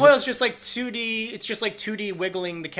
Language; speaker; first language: English; native; English